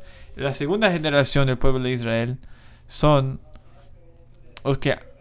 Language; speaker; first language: Spanish; non-native, fluent; English